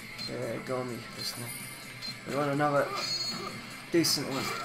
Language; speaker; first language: English; native; English